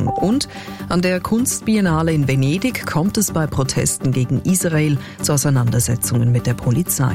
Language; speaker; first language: German; native; German